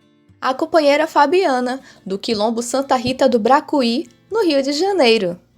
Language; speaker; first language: Portuguese; native; Portuguese